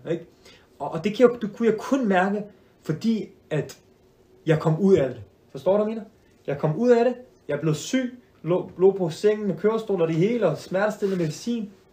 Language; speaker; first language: Danish; early bilingual, other home language; Arabic